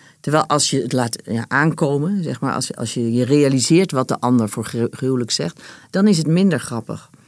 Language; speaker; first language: Dutch; native; Dutch